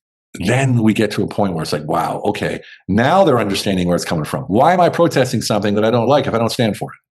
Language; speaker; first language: English; native; English